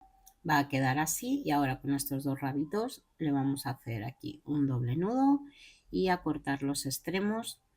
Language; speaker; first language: Spanish; native; Spanish